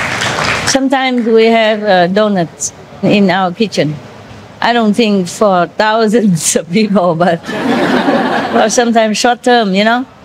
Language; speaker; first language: English; non-native, fluent; Vietnamese